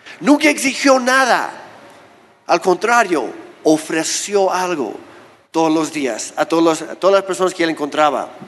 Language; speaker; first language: Spanish; non-native, fluent; English